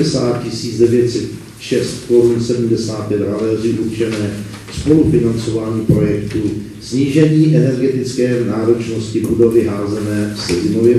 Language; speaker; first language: Czech; native; Czech